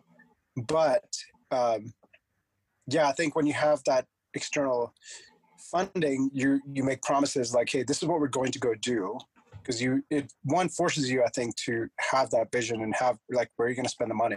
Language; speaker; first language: English; non-native, local second language; Punjabi